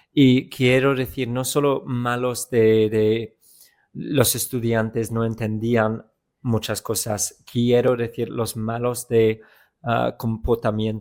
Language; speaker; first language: Spanish; non-native, fluent; English